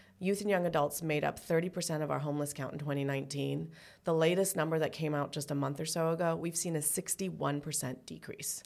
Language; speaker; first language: English; early bilingual, other home language; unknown